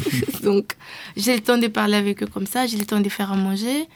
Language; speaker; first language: French; non-native, local second language; Lingala